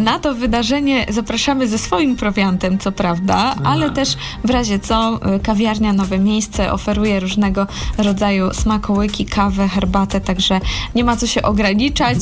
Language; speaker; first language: Polish; native; Polish